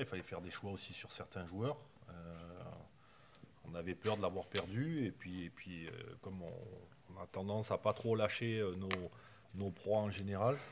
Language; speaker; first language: French; native; French